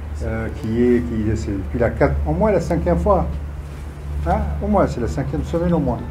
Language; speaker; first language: French; non-native, local second language; Arabic